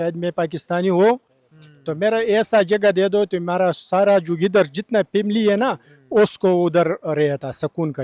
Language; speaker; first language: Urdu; non-native, local second language; Pashto